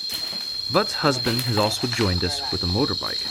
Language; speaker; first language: English; native; English